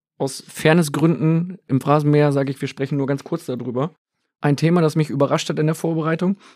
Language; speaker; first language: German; native; German